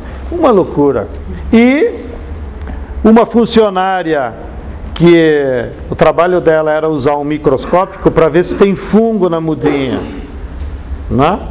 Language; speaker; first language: Portuguese; native; Portuguese